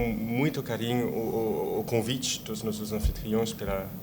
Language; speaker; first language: Portuguese; non-native, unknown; French